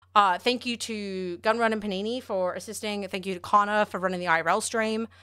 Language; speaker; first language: English; native; English